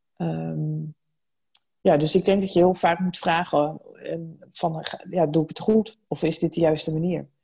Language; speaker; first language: Dutch; native; Dutch